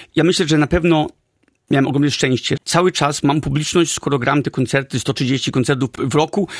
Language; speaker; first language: Polish; early bilingual, heritage; Polish